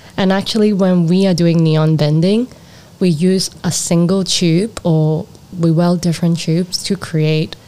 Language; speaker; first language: English; non-native, local second language; Cantonese